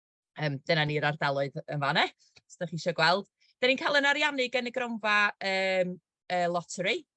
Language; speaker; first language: Welsh; native; Welsh